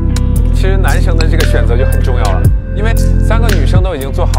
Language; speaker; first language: Chinese; native; Chinese